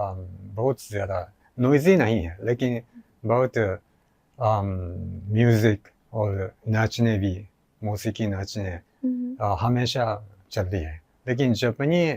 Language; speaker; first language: Hindi; non-native, learner; Japanese